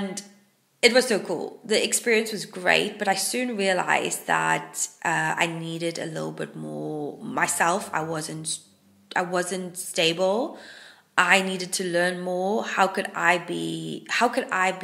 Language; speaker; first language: English; native; English